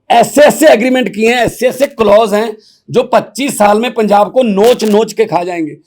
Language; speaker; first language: Hindi; non-native, local second language; Punjabi